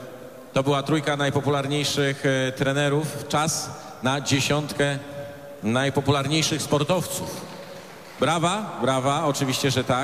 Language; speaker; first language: Polish; native; Polish